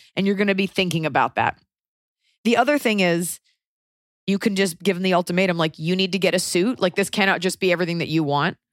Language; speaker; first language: English; native; English